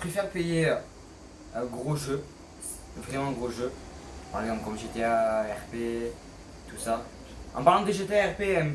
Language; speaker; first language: French; native; French